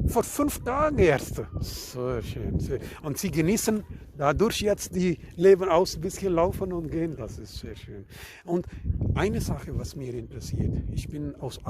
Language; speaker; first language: German; non-native, learner; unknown